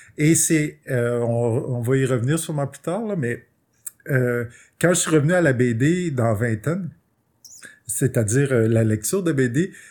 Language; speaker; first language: French; native; French